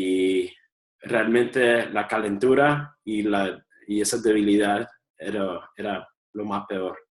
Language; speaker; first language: Spanish; early bilingual, heritage; Spanish